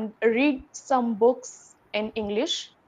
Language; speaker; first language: English; non-native, learner; Hindi